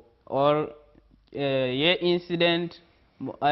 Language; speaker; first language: Hindi; non-native, learner; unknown